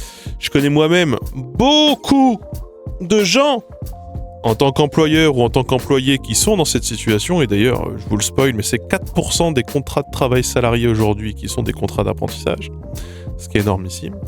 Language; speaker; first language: French; native; French